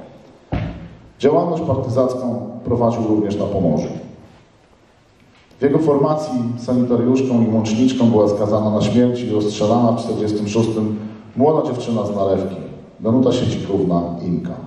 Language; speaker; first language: Polish; native; Polish